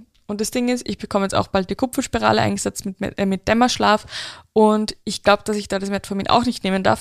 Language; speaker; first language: German; native; German